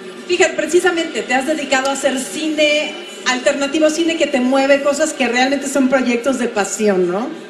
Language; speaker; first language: Spanish; native; Spanish